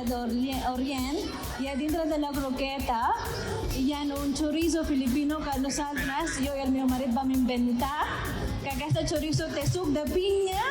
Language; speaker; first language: Catalan; non-native, fluent; Filipino